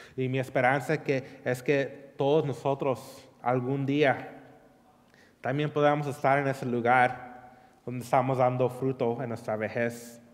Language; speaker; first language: Spanish; early bilingual, heritage; Spanish